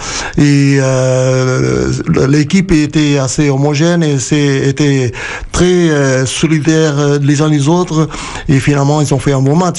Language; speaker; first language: French; non-native, fluent; Portuguese